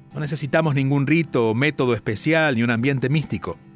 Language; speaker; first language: Spanish; native; Spanish